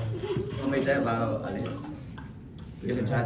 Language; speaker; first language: English; non-native, learner; Vietnamese